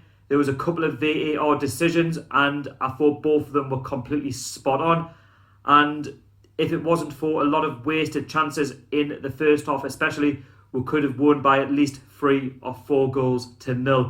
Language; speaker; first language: English; native; English